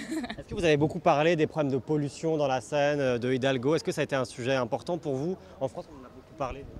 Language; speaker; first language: French; native; French